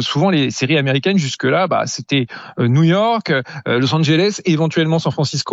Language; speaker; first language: French; native; French